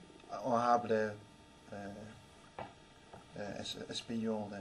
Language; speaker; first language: Spanish; non-native, learner; Dutch